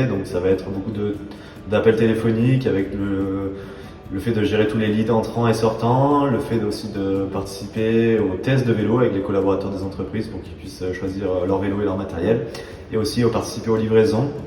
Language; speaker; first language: French; native; French